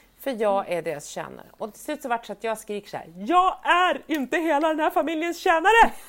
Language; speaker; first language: Swedish; native; Swedish